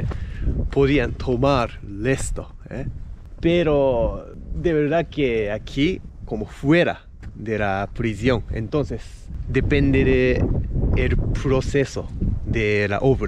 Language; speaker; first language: Spanish; non-native, fluent; Japanese